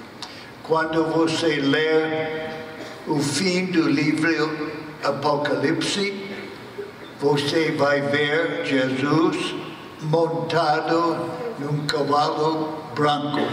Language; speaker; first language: Portuguese; non-native, fluent; English